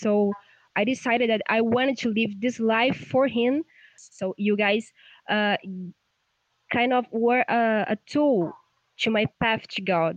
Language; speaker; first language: English; non-native, fluent; Portuguese